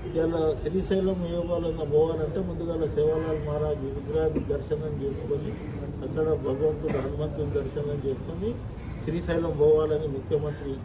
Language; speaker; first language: Telugu; non-native, local second language; Lambadi